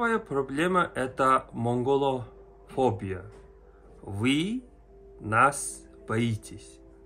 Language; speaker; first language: Russian; non-native, learner; Mongolian